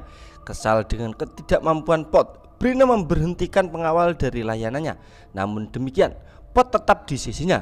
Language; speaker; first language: Indonesian; native; Indonesian